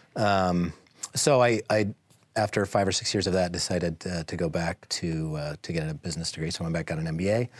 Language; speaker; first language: English; native; English